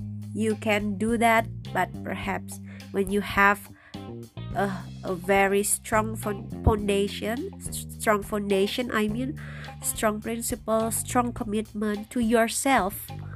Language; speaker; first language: English; non-native, fluent; Indonesian